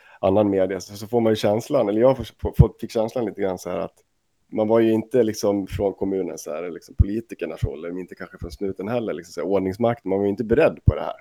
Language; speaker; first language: Swedish; native; Swedish